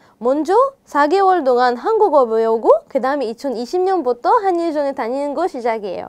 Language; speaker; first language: Korean; non-native, fluent; Arabic